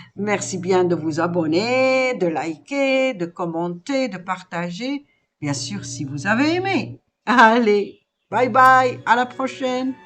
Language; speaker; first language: French; non-native, local second language; Arabic